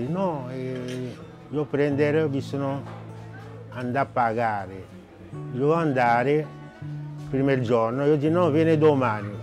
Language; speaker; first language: Italian; non-native, learner; Haitian Creole